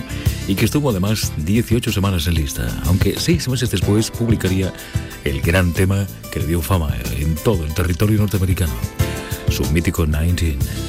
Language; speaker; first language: Spanish; native; Spanish